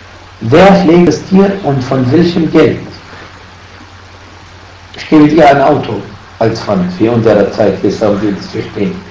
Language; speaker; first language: German; non-native, fluent; Arabic